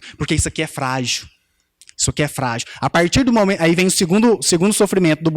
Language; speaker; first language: Portuguese; native; Portuguese